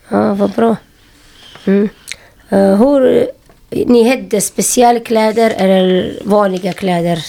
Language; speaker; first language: Swedish; non-native, learner; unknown